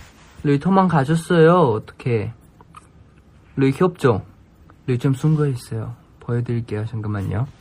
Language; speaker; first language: Korean; non-native, fluent; Thai